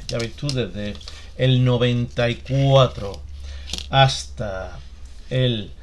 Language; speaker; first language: Spanish; native; Spanish